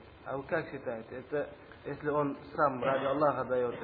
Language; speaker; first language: Russian; non-native, learner; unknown